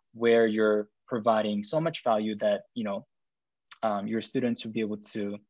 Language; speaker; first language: English; non-native, fluent; Korean